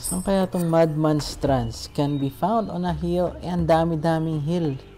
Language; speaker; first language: English; non-native, local second language; Filipino